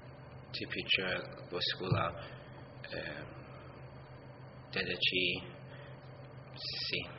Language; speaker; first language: Italian; non-native, learner; English